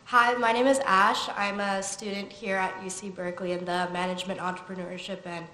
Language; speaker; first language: English; native; English